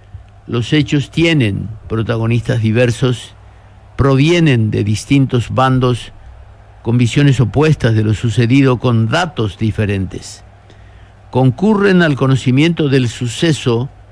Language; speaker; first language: Spanish; native; Spanish